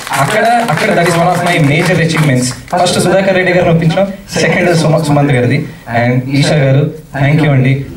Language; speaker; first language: Telugu; native; Telugu